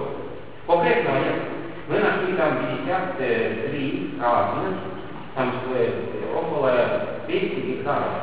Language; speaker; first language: Russian; non-native, local second language; Estonian